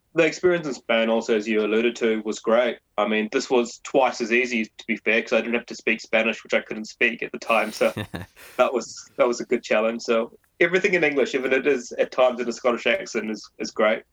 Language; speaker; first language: English; native; English